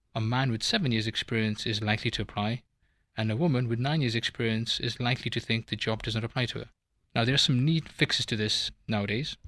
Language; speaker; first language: English; native; English